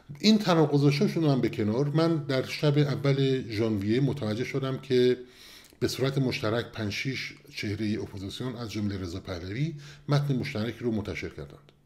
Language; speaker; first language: Persian; non-native, local second language; Kurdish